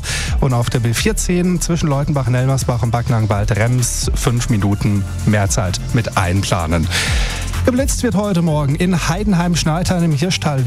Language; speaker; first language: German; native; German